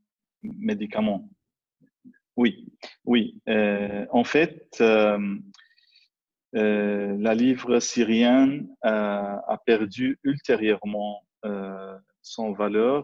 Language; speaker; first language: French; non-native, fluent; Arabic